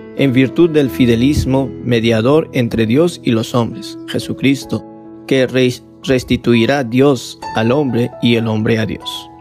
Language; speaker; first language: Spanish; non-native, fluent; Vietnamese